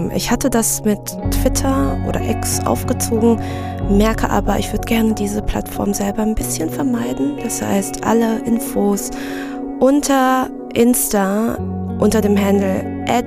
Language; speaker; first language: German; early bilingual, other home language; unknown